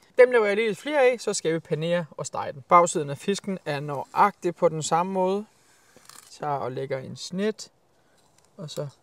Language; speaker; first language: Danish; native; Danish